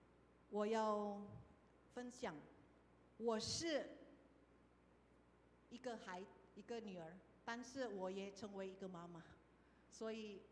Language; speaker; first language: Chinese; non-native, fluent; Indonesian